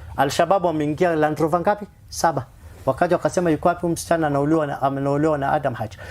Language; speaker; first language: Swahili; non-native, fluent; Somali